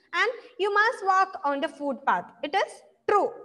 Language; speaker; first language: English; non-native, local second language; Malayalam